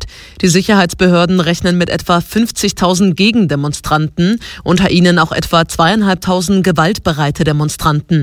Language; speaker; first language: German; native; German